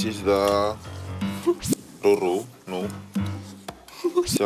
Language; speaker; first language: English; non-native, local second language; Fijian